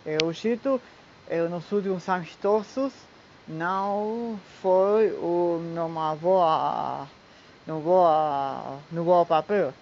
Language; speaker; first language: Portuguese; non-native, learner; Spanish